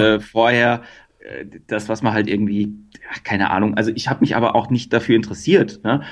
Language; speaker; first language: German; native; German